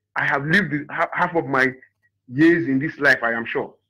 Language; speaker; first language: English; non-native, local second language; Igbo